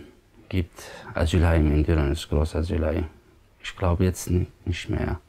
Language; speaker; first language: German; non-native, learner; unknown